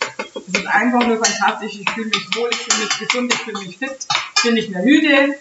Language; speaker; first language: German; native; German